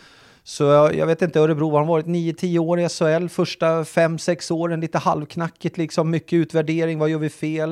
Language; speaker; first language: Swedish; native; Swedish